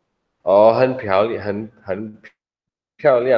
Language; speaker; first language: Chinese; non-native, learner; Indonesian